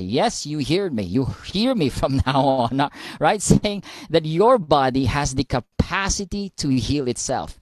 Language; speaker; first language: English; non-native, local second language; Filipino